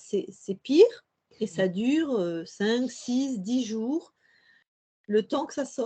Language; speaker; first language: French; native; French